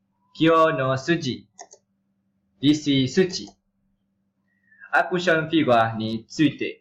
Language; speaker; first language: Japanese; non-native, learner; Malay